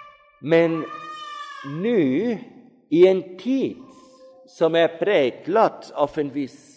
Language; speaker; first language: Swedish; non-native, fluent; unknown